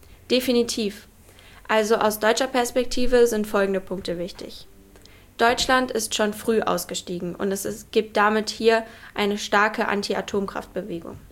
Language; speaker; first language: German; native; German